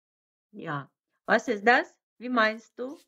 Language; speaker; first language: German; non-native, fluent; Russian